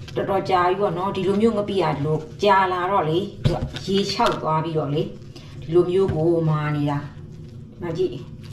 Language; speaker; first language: Burmese; native; Burmese